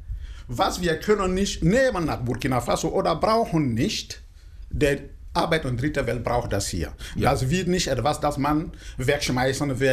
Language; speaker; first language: German; non-native, fluent; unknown